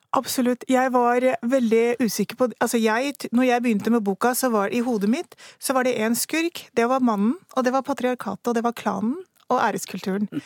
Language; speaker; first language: Norwegian; early bilingual, other home language; Urdu